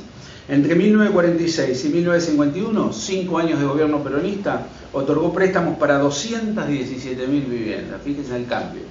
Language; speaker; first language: Spanish; native; Spanish